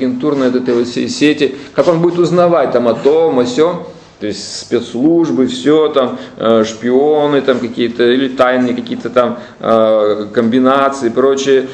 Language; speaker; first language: Russian; native; Russian